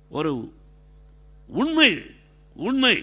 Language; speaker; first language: Tamil; non-native, learner; Telugu